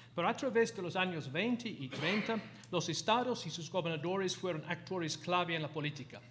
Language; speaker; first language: Spanish; non-native, fluent; English